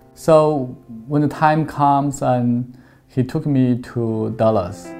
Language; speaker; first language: English; non-native, fluent; Chinese